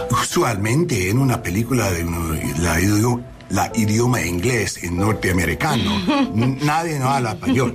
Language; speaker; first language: Spanish; non-native, learner; English